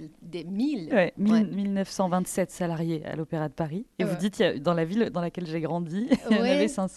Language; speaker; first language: French; native; French